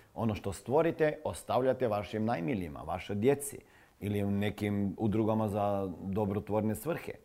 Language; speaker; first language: Croatian; non-native, fluent; Serbian